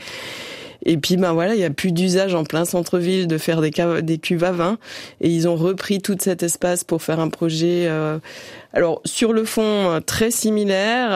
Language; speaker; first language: French; native; French